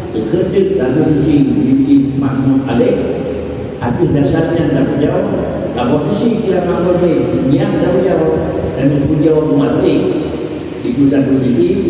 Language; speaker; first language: Malay; non-native, local second language; Achinese